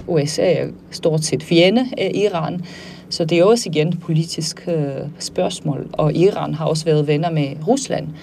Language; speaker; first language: Danish; non-native, fluent; Armenian